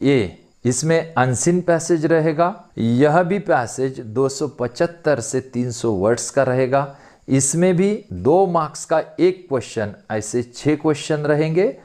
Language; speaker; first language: Hindi; non-native, local second language; Marathi